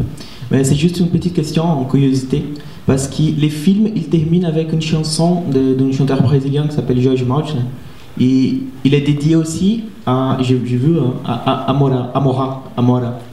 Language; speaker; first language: French; non-native, learner; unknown